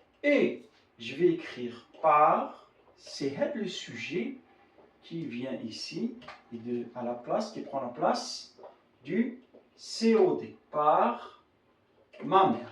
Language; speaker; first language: French; non-native, local second language; Arabic